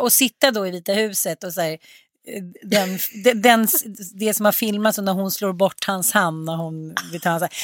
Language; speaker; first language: Swedish; native; Swedish